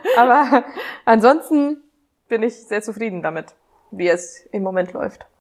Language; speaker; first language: German; non-native, fluent; Hungarian